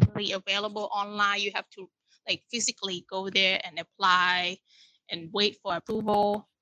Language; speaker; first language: English; non-native, fluent; Thai